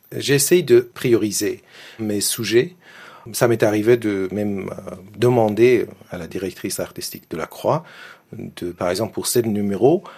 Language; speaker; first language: French; non-native, fluent; Persian